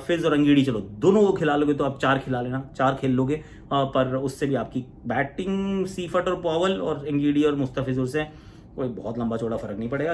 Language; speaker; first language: Hindi; native; Hindi